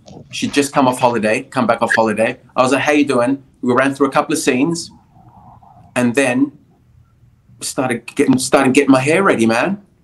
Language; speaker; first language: English; early bilingual, other home language; Spanish